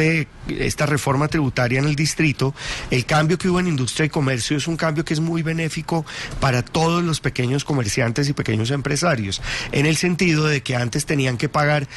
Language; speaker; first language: Spanish; native; Spanish